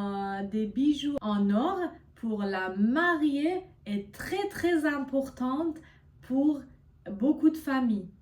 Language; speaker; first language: French; non-native, fluent; Persian